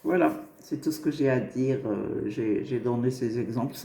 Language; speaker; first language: French; non-native, local second language; Arabic